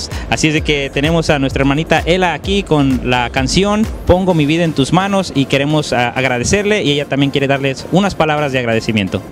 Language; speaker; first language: Spanish; native; Spanish